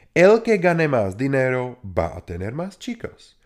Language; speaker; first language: Spanish; non-native, fluent; Czech